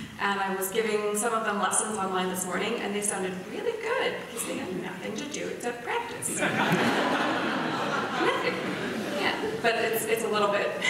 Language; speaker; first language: English; native; English